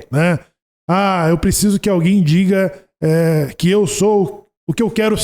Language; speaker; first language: Portuguese; native; Portuguese